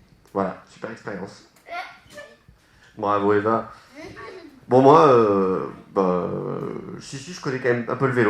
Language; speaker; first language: French; native; French